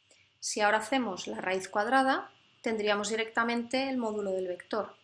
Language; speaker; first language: Spanish; native; Spanish